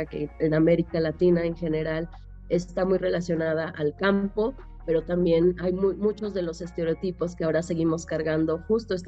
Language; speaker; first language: Spanish; native; Spanish